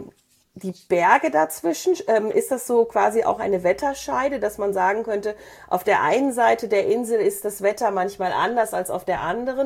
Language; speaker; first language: German; native; German